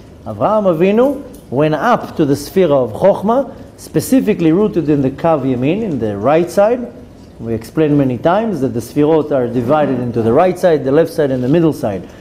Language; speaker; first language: English; non-native, fluent; Hebrew